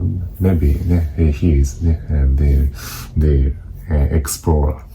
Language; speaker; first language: English; non-native, learner; Japanese